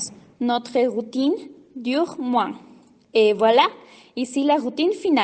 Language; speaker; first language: French; non-native, learner; Spanish